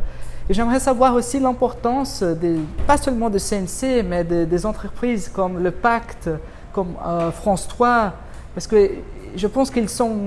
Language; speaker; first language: French; non-native, fluent; Portuguese